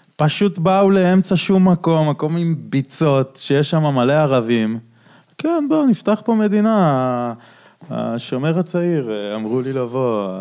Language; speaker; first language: Hebrew; native; Hebrew